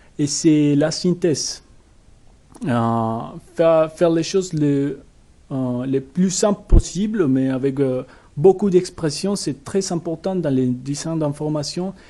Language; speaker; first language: French; non-native, learner; Spanish